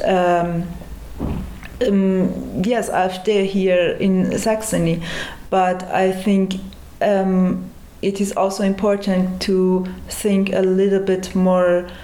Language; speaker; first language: English; non-native, fluent; Persian